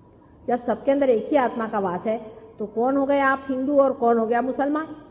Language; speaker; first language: Hindi; non-native, local second language; Marathi